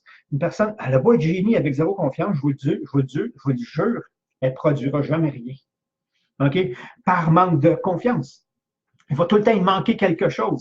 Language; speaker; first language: French; native; French